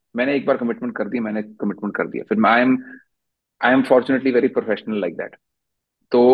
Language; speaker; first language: Hindi; native; Hindi